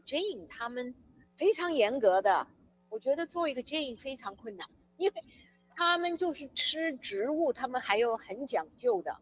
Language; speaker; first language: Chinese; early bilingual, heritage; English